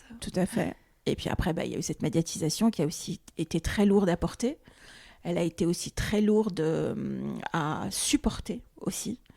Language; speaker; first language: French; early bilingual, other home language; Arabic